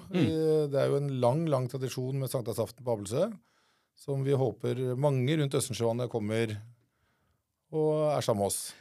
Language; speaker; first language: Norwegian; native; Norwegian